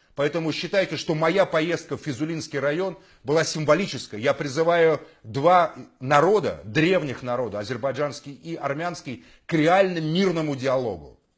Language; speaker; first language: Russian; native; Russian